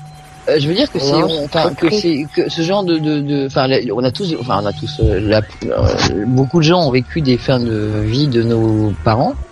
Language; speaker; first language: French; native; French